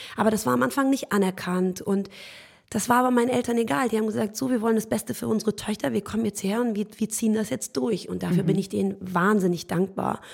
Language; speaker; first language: German; early bilingual, other home language; Persian